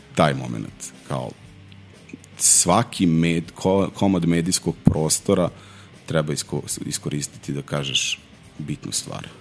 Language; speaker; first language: Serbian; native; Serbian